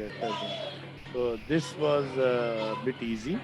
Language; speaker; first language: French; non-native, fluent; Urdu